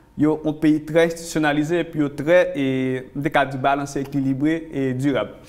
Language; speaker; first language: French; non-native, local second language; Haitian Creole